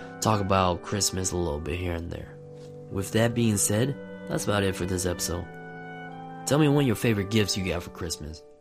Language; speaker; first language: English; native; English